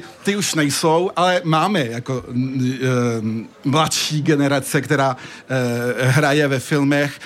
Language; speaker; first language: Czech; early bilingual, heritage; French